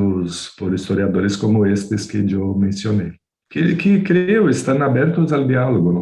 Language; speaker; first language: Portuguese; non-native, fluent; Spanish